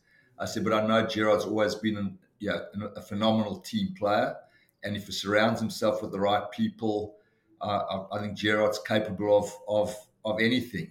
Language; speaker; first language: English; native; English